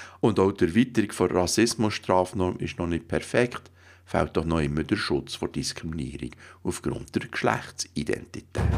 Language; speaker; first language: German; native; German